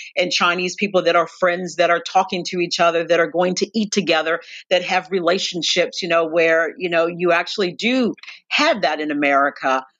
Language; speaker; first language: English; native; English